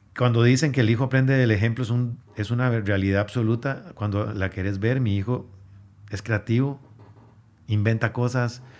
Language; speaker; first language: Spanish; native; Spanish